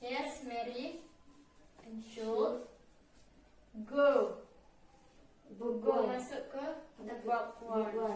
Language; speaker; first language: English; non-native, learner; Indonesian